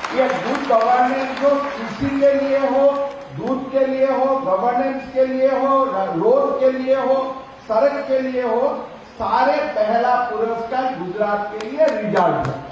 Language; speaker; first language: Hindi; non-native, local second language; Assamese